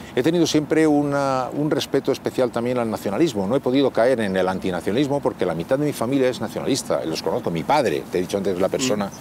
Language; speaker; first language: Spanish; native; Spanish